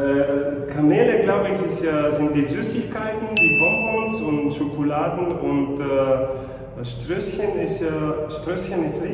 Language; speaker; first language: German; non-native, fluent; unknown